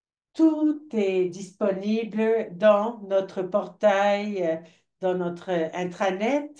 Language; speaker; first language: French; non-native, fluent; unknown